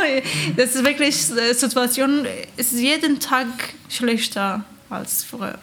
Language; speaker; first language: German; non-native, learner; Persian